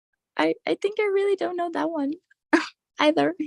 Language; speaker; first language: English; non-native, learner; Spanish